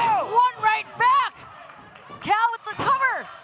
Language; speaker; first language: English; native; English